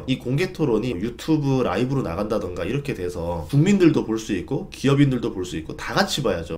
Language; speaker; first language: Korean; native; Korean